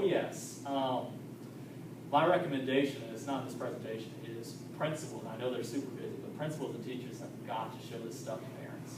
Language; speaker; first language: English; native; English